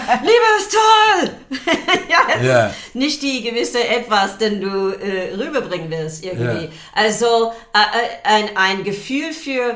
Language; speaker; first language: German; non-native, fluent; English